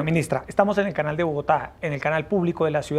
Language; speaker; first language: Spanish; native; Spanish